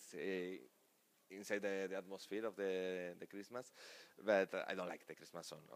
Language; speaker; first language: English; non-native, fluent; Spanish